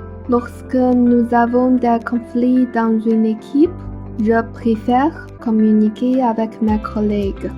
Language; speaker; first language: French; non-native, learner; Chinese